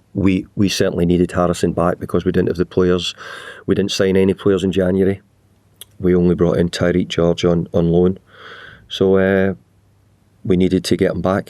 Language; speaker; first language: English; native; English